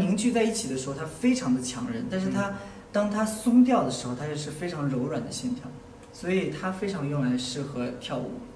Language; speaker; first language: Chinese; native; Chinese